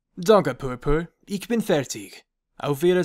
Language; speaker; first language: German; non-native, learner; English